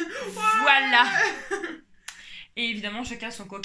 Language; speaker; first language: French; native; French